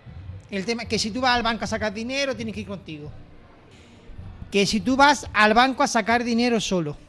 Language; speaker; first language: Spanish; native; Spanish